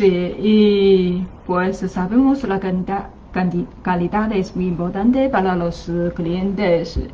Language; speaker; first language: Spanish; non-native, learner; Chinese